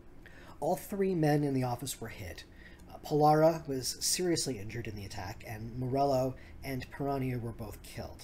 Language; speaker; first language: English; native; English